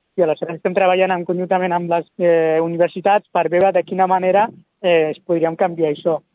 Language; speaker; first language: Catalan; early bilingual, other home language; Spanish